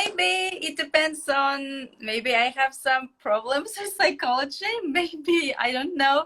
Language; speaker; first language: English; non-native, fluent; Kazakh